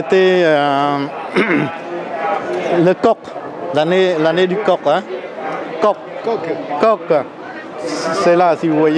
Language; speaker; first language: French; non-native, learner; Khmer